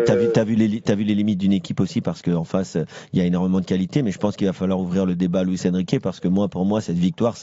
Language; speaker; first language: French; native; French